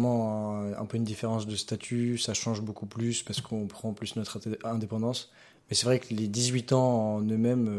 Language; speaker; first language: French; native; French